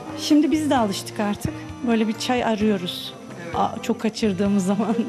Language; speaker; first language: Turkish; native; Turkish